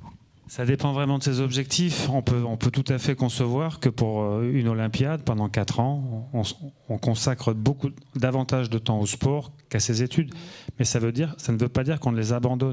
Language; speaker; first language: French; native; French